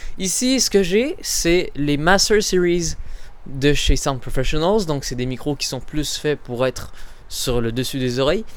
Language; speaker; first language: French; native; French